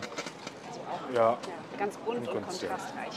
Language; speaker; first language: German; native; German